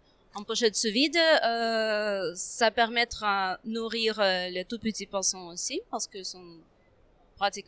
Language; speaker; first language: French; non-native, fluent; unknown